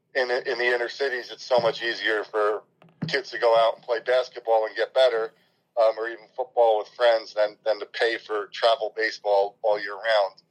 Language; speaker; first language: English; native; English